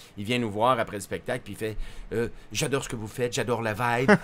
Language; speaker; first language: French; native; French